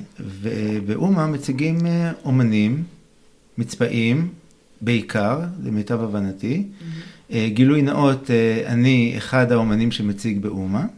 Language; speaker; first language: Hebrew; native; Hebrew